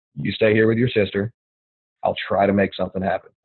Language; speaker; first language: English; native; English